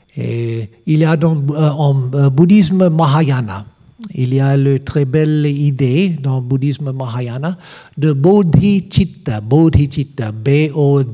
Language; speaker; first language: French; non-native, learner; English